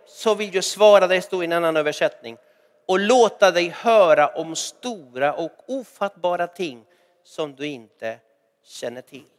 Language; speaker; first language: Swedish; non-native, fluent; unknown